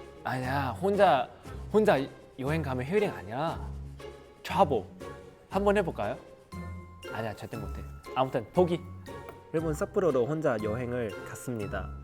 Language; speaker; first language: Korean; non-native, fluent; Cantonese